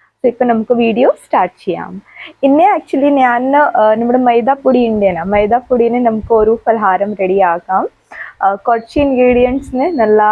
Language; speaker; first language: Malayalam; non-native, local second language; Hindi